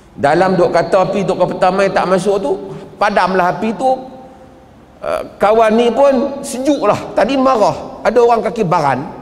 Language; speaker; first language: Malay; native; Malay